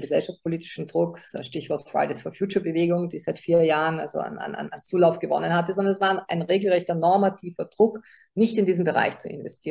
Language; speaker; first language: German; native; German